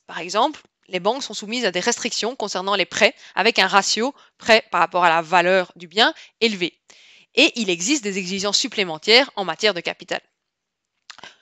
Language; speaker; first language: French; native; French